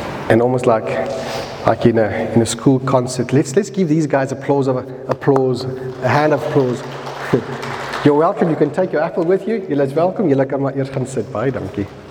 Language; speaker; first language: English; non-native, local second language; Afrikaans